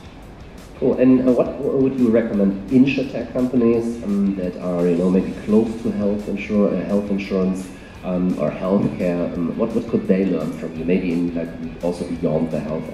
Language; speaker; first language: English; non-native, fluent; German